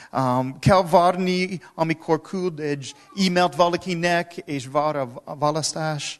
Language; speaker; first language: Hungarian; non-native, learner; English